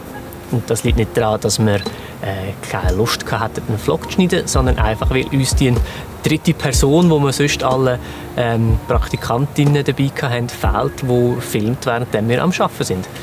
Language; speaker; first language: German; native; German